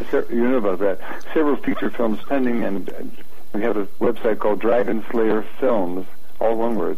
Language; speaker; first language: English; native; English